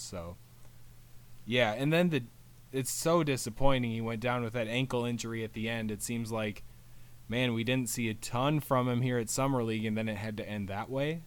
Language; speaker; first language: English; native; English